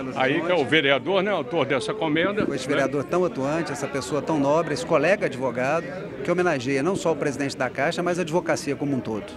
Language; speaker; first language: Portuguese; native; Portuguese